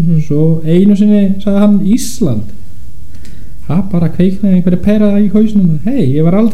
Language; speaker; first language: Icelandic; non-native, fluent; Polish